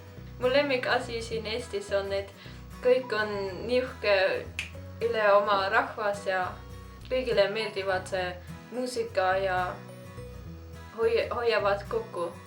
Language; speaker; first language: Estonian; non-native, fluent; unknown